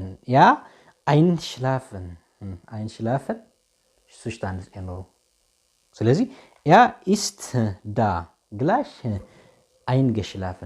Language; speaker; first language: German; non-native, fluent; Tigrinya